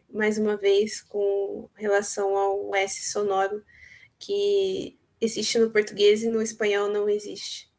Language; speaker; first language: Portuguese; native; Portuguese